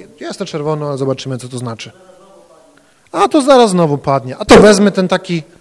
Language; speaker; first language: Polish; early bilingual, heritage; Polish